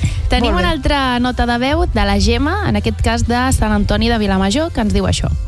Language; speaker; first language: Catalan; native; Catalan